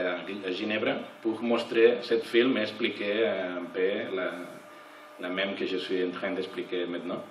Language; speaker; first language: French; non-native, learner; Catalan